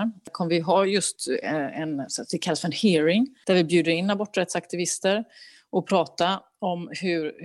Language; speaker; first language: Swedish; native; Swedish